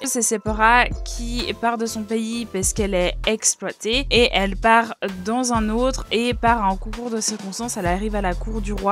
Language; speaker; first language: French; native; French